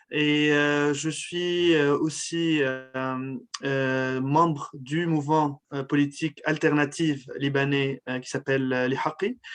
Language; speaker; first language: French; non-native, local second language; Arabic